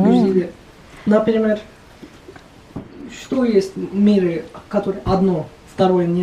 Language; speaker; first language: Russian; non-native, learner; Turkish